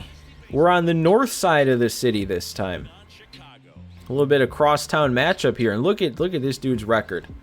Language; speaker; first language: English; native; English